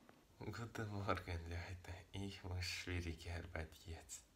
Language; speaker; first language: German; non-native, learner; Russian